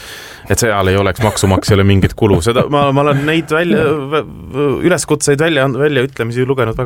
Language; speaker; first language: Estonian; native; Estonian